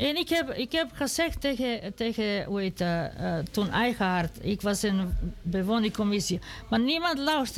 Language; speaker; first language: Dutch; non-native, learner; Serbian